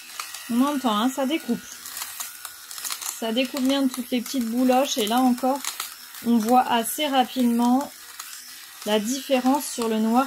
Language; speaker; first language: French; native; French